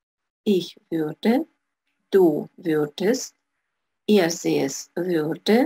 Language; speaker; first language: German; non-native, fluent; Russian